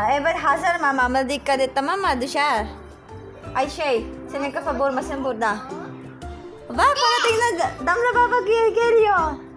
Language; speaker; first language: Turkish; non-native, learner; Filipino